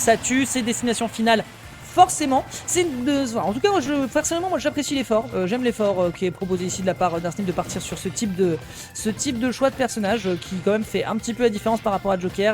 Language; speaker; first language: French; native; French